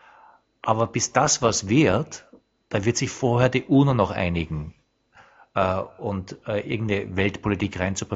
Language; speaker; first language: German; native; German